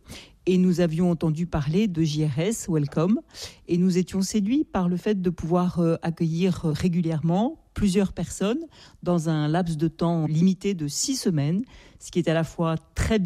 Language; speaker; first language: French; native; French